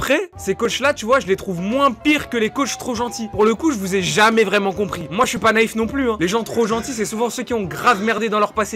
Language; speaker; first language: French; native; French